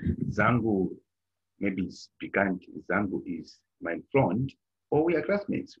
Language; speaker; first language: English; non-native, local second language; Bemba